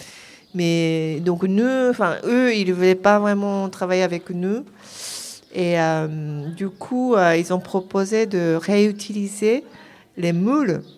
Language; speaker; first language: French; non-native, fluent; Japanese